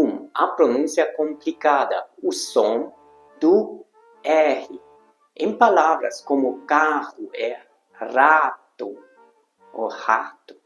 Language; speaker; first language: Portuguese; non-native, fluent; Hungarian